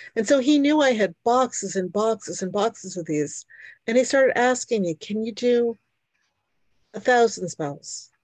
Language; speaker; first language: English; early bilingual, other home language; Hungarian